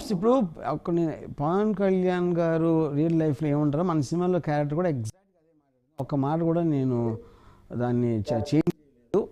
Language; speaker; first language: Telugu; native; Telugu